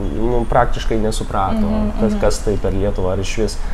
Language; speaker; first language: Lithuanian; early bilingual, heritage; Lithuanian